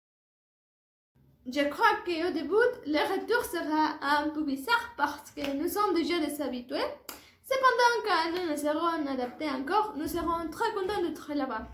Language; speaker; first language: French; non-native, learner; Spanish